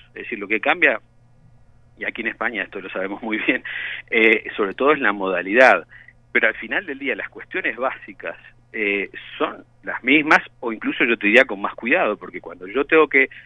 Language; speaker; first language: Spanish; native; Spanish